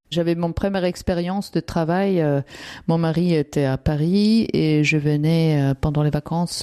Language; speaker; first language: French; non-native, fluent; German